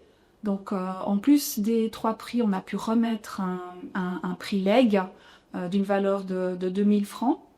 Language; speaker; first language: French; native; French